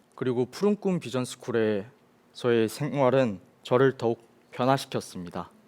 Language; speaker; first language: Korean; early bilingual, other home language; Chinese